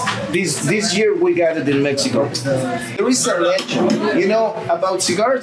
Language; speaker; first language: English; non-native, fluent; Spanish